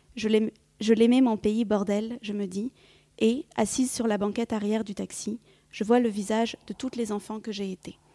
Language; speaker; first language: French; early bilingual, other home language; Vietnamese